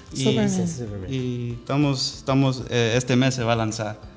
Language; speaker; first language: Spanish; early bilingual, heritage; Spanish